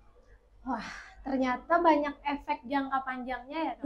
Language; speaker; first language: Indonesian; native; Indonesian